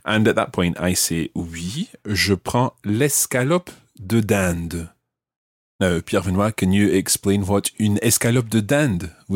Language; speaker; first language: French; non-native, fluent; English